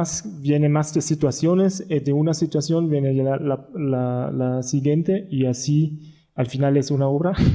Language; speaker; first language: Spanish; non-native, learner; German